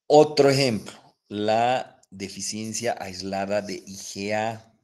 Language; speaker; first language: Spanish; native; Spanish